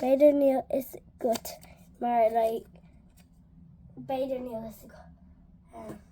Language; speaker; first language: Irish; non-native, learner; English